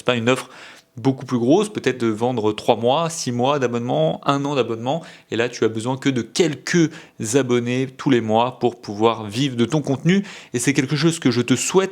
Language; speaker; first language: French; native; French